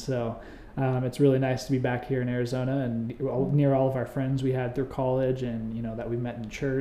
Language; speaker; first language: English; native; English